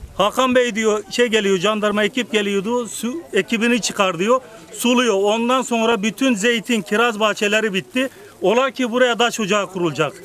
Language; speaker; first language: Turkish; native; Turkish